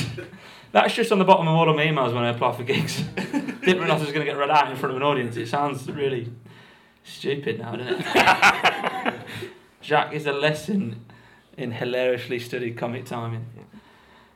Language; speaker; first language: English; native; English